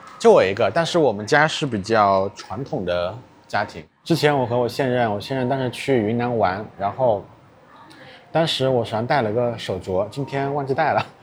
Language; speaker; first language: Chinese; native; Chinese